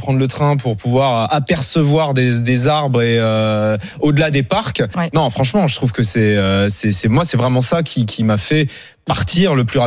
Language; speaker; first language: French; native; French